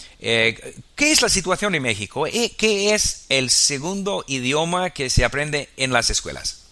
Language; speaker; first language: Spanish; non-native, fluent; English